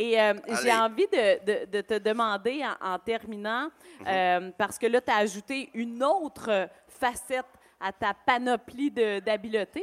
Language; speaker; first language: French; native; French